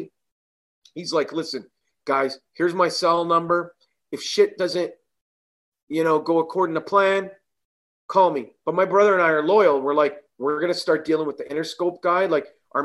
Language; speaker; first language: English; native; English